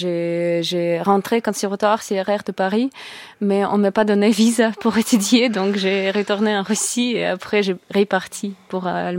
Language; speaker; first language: French; non-native, learner; Russian